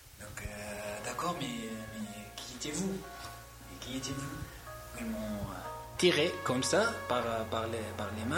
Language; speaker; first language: French; non-native, learner; Arabic